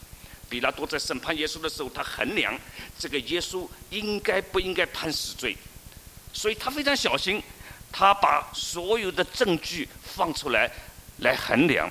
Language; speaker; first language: Chinese; native; Chinese